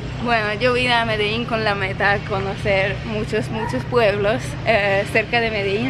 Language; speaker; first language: Spanish; non-native, fluent; Hungarian